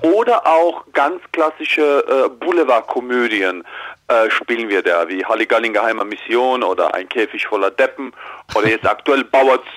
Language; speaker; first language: German; early bilingual, heritage; Croatian